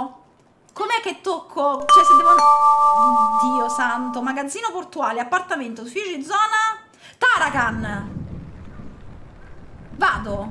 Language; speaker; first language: Italian; native; Italian